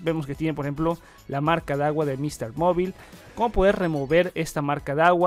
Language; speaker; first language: Spanish; native; Spanish